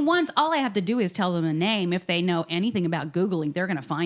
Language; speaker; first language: English; native; English